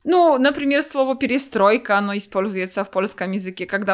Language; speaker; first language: Russian; non-native, fluent; Polish